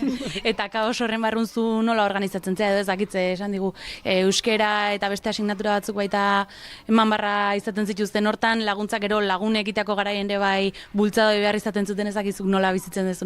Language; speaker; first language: Basque; native; Basque